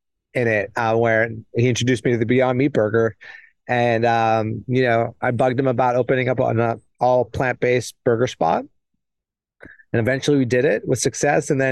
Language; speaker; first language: English; native; English